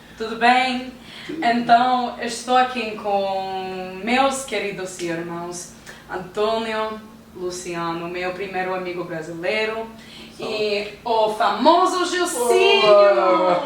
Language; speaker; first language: Portuguese; non-native, learner; English